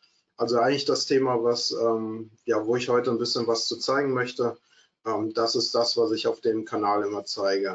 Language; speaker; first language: German; native; German